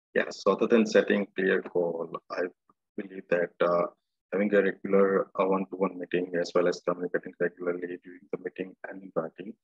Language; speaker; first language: English; non-native, local second language; Gujarati